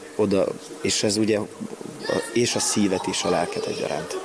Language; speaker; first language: Hungarian; native; Hungarian